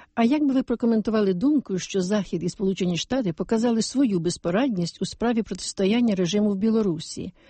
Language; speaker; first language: Ukrainian; native; Ukrainian